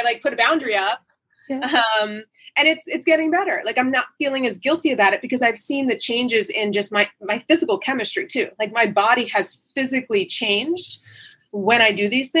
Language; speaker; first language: English; native; English